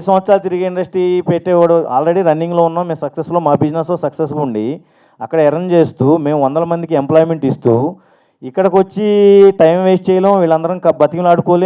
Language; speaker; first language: Telugu; native; Telugu